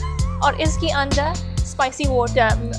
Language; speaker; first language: Hindi; non-native, learner; English